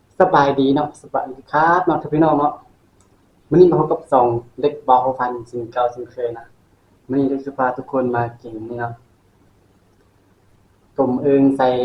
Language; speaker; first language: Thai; non-native, local second language; Northeastern Thai